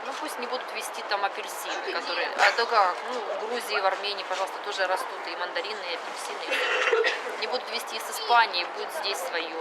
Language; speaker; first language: Russian; native; Russian